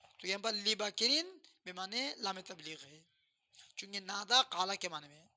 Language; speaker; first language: Urdu; non-native, local second language; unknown